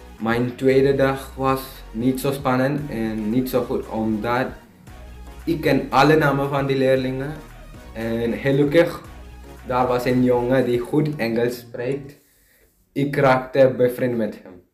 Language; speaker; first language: Dutch; non-native, learner; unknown